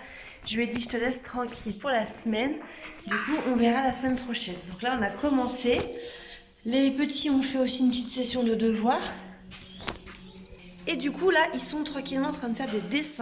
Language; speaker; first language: French; native; French